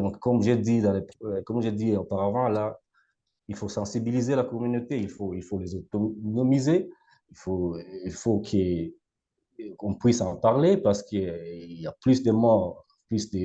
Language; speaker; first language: French; non-native, local second language; Lingala